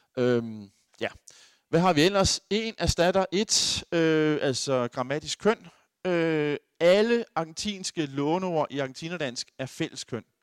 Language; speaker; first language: Danish; native; Danish